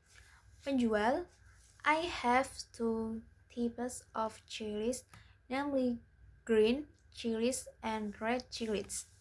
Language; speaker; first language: English; non-native, learner; Indonesian